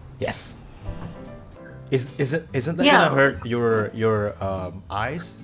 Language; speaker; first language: English; non-native, fluent; Indonesian